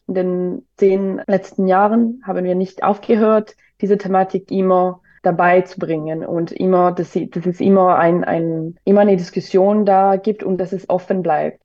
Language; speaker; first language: German; non-native, local second language; French